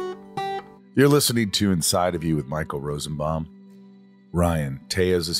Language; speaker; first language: English; native; English